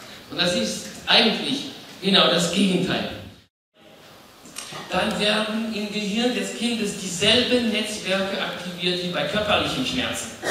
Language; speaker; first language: German; non-native, fluent; French